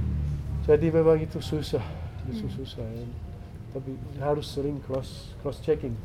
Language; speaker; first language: Indonesian; non-native, fluent; English